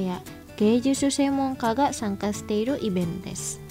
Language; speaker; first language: Japanese; non-native, fluent; Indonesian